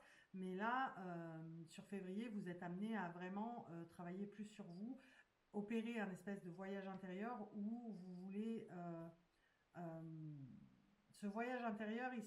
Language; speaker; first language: French; native; French